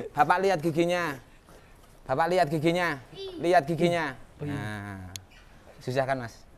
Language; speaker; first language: Indonesian; non-native, local second language; Javanese